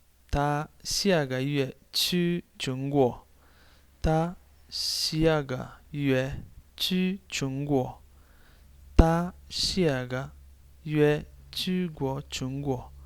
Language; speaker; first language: Chinese; non-native, fluent; Urdu